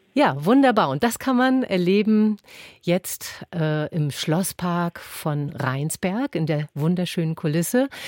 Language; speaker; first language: German; native; German